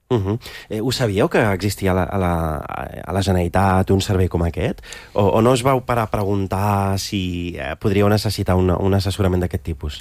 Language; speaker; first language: Catalan; native; Catalan